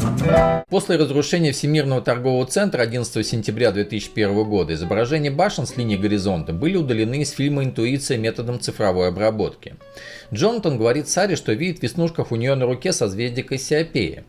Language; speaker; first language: Russian; native; Russian